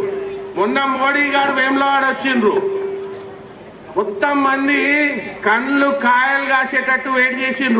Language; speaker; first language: Telugu; native; Telugu